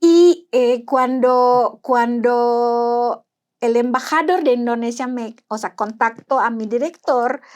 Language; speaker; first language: Spanish; non-native, fluent; Indonesian